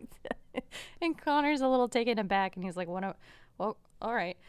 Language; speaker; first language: English; early bilingual, other home language; Albanian